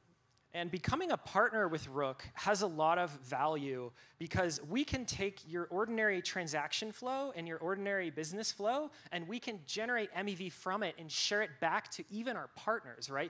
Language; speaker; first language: English; native; English